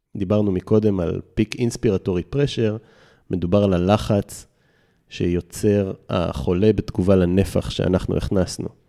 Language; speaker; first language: Hebrew; native; Hebrew